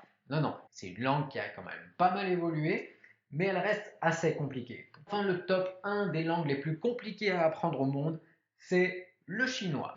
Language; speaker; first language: French; native; French